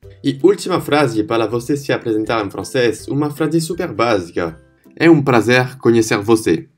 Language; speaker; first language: Portuguese; non-native, fluent; French